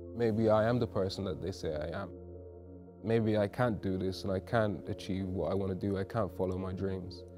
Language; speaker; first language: English; native; English